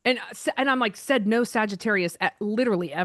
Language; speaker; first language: English; native; English